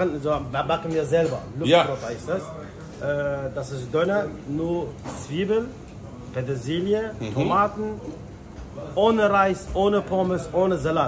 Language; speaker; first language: German; non-native, learner; Turkish